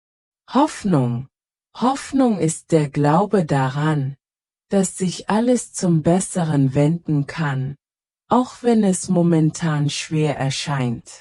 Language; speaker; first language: German; native; German